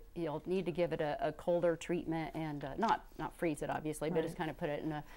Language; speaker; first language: English; native; English